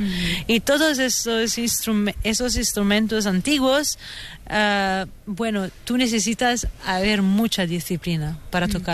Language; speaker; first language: Spanish; non-native, fluent; Italian